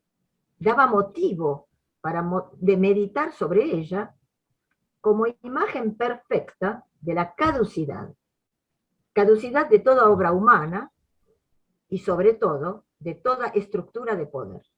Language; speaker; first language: Spanish; native; Spanish